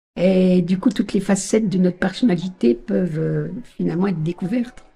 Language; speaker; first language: French; native; French